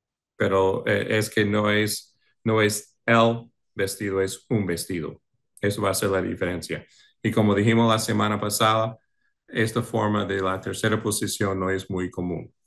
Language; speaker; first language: Spanish; non-native, fluent; English